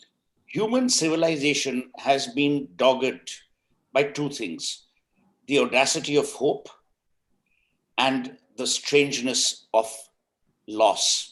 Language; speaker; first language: English; non-native, local second language; Hindi